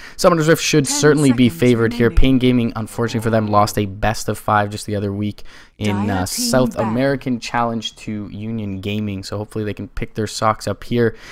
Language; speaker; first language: English; native; English